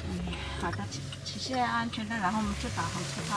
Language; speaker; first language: Chinese; native; Chinese